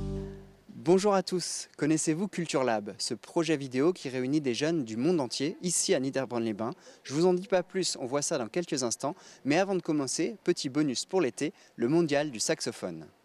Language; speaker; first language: French; native; French